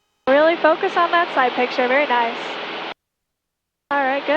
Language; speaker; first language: English; native; English